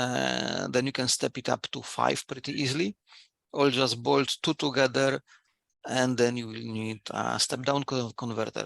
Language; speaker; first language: English; non-native, fluent; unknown